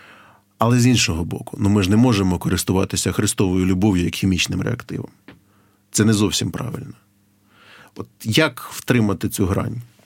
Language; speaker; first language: Ukrainian; native; Ukrainian